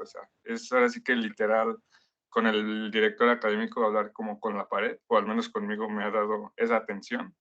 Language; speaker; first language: Spanish; native; Spanish